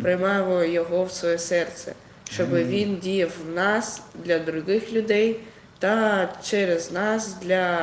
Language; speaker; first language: Ukrainian; non-native, local second language; Russian